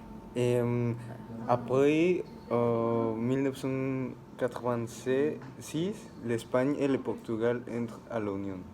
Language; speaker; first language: French; non-native, learner; Spanish